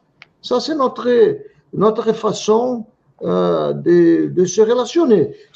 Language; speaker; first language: French; non-native, fluent; Portuguese